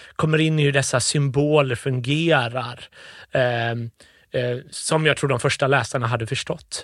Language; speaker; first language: Swedish; native; Swedish